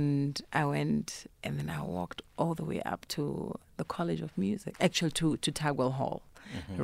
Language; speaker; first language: English; non-native, local second language; Northern Sotho